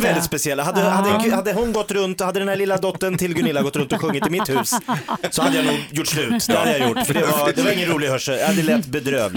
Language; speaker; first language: Swedish; native; Swedish